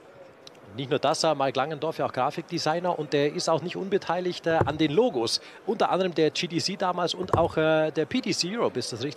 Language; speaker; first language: German; native; German